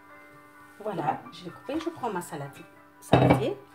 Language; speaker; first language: French; non-native, local second language; Arabic